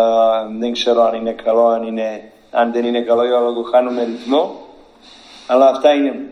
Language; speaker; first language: Greek; non-native, learner; Serbian